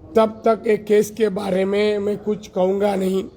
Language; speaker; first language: Hindi; non-native, local second language; Marathi